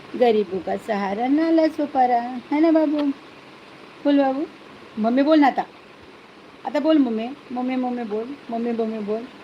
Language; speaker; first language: Hindi; non-native, local second language; Marathi